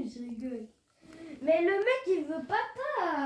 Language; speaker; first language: French; native; French